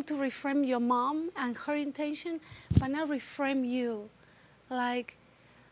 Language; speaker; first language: English; non-native, fluent; Spanish